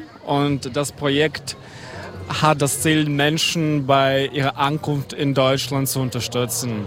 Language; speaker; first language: German; non-native, fluent; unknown